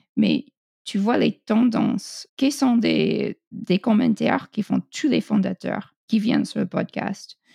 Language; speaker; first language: French; non-native, fluent; English